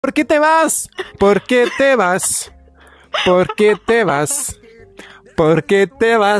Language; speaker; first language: Spanish; non-native, learner; French